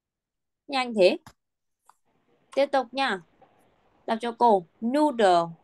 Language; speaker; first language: Vietnamese; native; Vietnamese